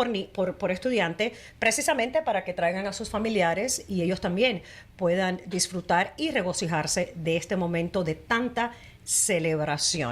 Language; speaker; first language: Spanish; native; Spanish